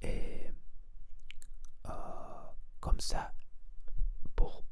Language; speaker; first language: French; non-native, learner; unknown